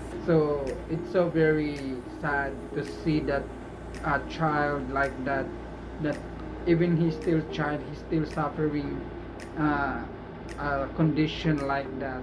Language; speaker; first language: English; non-native, local second language; Filipino